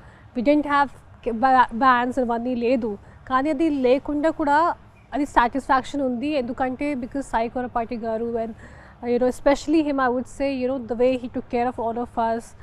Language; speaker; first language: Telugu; non-native, fluent; Hindi